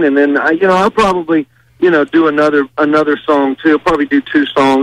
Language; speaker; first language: English; native; English